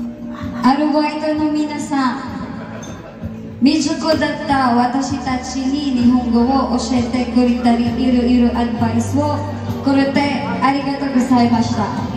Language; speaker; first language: Japanese; non-native, learner; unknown